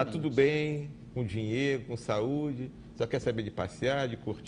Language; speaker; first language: Portuguese; native; Portuguese